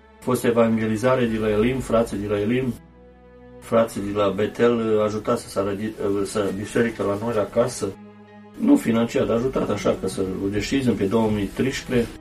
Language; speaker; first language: Romanian; early bilingual, heritage; Romanian